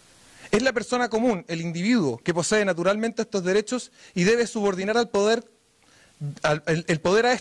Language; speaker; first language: Spanish; native; Spanish